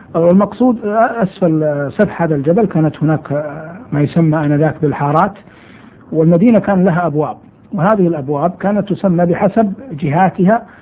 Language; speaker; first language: Arabic; native; Arabic